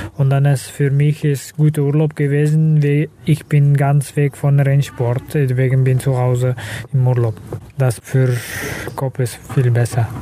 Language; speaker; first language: German; non-native, learner; Kazakh